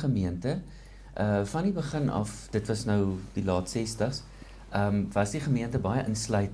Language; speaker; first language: Afrikaans; native; Afrikaans